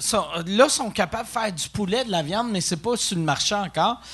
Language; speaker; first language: French; native; French